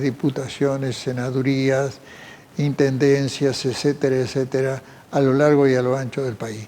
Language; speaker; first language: Spanish; native; Spanish